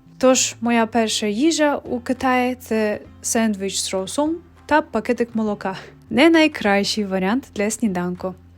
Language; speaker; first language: Ukrainian; native; Ukrainian